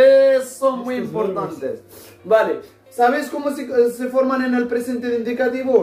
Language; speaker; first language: Spanish; non-native, fluent; Arabic